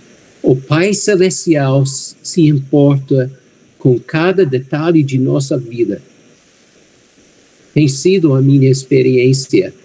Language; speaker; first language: Portuguese; non-native, fluent; English